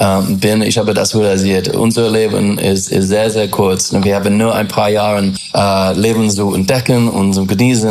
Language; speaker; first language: German; non-native, learner; English